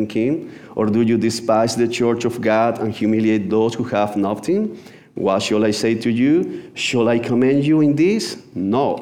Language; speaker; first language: English; non-native, fluent; Spanish